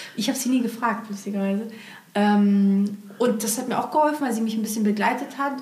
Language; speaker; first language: German; early bilingual, other home language; Portuguese